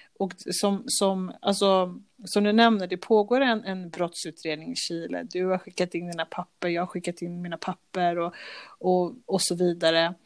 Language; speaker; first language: Swedish; native; Swedish